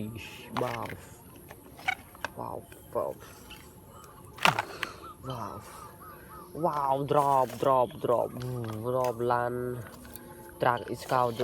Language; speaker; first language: English; non-native, learner; Vietnamese